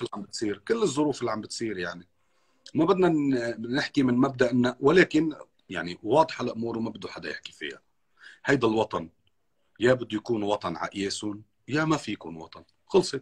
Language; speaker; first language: Arabic; native; Arabic